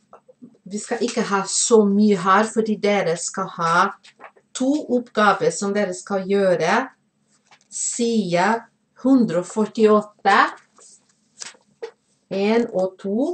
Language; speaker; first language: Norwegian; non-native, fluent; Portuguese